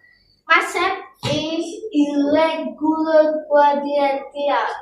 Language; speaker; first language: English; non-native, learner; Indonesian